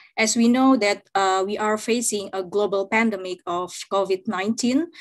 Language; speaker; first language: English; non-native, fluent; Indonesian